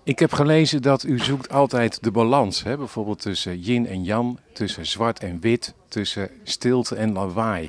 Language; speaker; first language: Dutch; native; Dutch